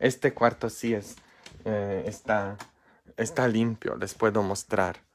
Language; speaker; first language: Spanish; non-native, fluent; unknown